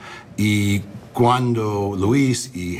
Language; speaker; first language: Spanish; early bilingual, heritage; English